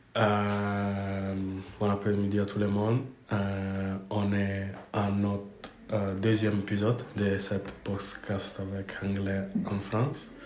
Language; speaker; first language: French; non-native, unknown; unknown